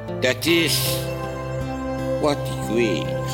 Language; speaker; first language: Dutch; non-native, learner; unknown